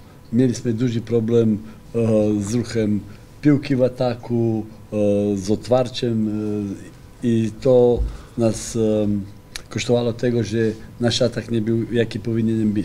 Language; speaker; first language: Polish; non-native, fluent; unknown